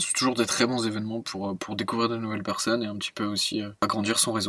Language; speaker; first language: French; native; French